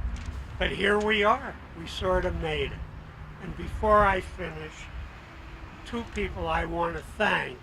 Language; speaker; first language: English; native; English